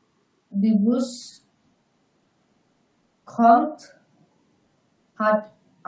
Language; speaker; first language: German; non-native, learner; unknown